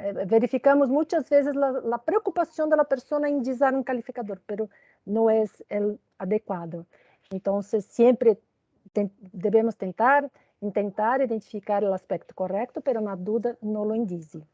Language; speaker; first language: Spanish; non-native, fluent; Portuguese